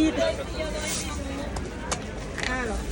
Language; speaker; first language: French; non-native, learner; Thai